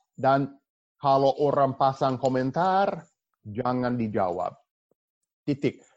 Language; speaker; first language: Indonesian; non-native, fluent; English